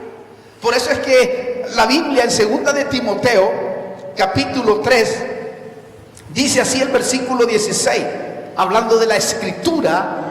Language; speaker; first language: Spanish; native; Spanish